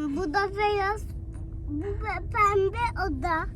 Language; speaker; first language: Turkish; early bilingual, heritage; Turkish